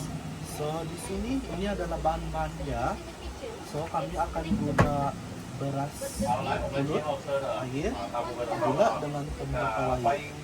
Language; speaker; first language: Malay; non-native, local second language; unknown